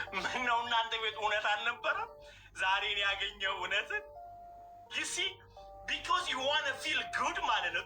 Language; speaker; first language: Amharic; non-native, local second language; Somali